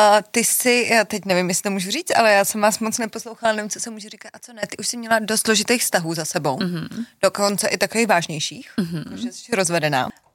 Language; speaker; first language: Czech; native; Czech